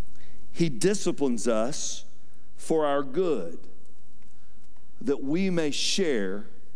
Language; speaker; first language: English; native; English